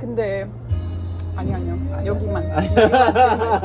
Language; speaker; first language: Korean; non-native, fluent; Danish